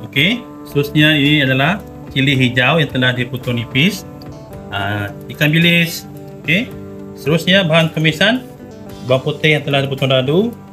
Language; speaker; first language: Malay; non-native, local second language; Iban